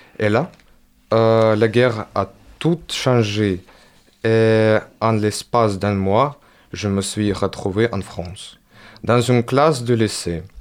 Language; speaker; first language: French; non-native, learner; Ukrainian